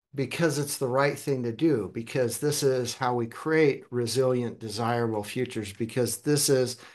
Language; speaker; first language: English; early bilingual, other home language; German